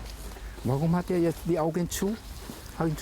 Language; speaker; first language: German; non-native, learner; Korean